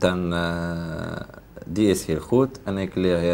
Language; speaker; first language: Dutch; non-native, learner; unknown